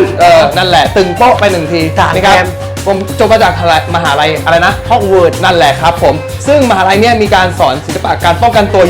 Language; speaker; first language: Thai; native; Thai